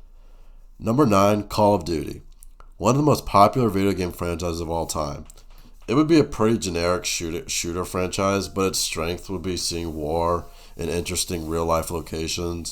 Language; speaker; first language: English; native; English